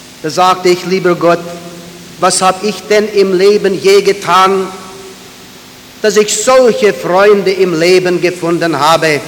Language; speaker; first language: German; early bilingual, heritage; German